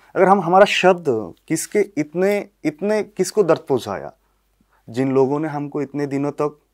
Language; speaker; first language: Hindi; non-native, local second language; Bangla